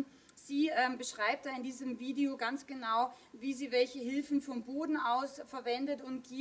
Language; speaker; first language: German; native; German